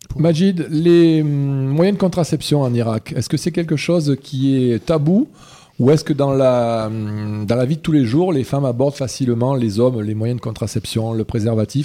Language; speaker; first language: French; native; French